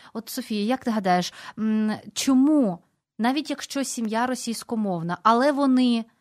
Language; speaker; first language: Ukrainian; native; Ukrainian